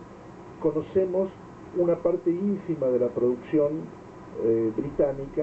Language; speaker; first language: Spanish; native; Spanish